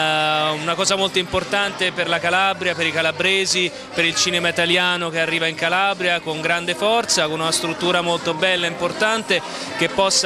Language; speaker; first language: Italian; native; Italian